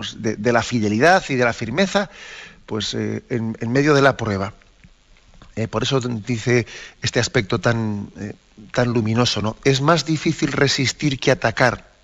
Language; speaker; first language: Spanish; native; Spanish